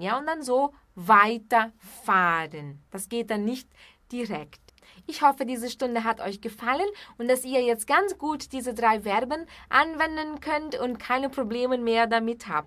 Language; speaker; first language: German; non-native, fluent; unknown